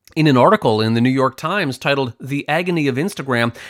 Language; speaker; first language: English; native; English